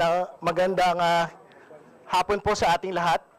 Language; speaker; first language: Filipino; native; Filipino